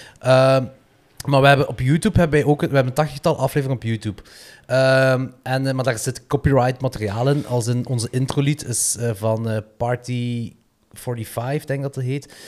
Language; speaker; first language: Dutch; native; Dutch